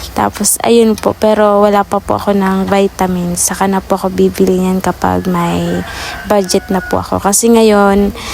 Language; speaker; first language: Filipino; non-native, local second language; Bikol